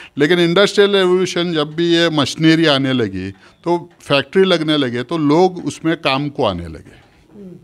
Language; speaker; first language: Hindi; non-native, local second language; Urdu